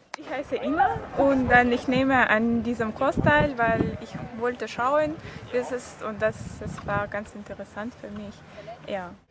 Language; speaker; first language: German; non-native, learner; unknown